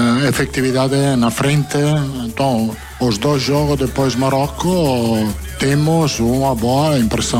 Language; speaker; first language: Portuguese; non-native, fluent; Italian